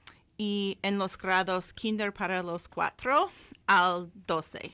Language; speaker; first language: Spanish; non-native, fluent; English